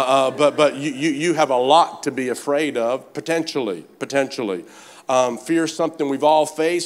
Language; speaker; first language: English; native; English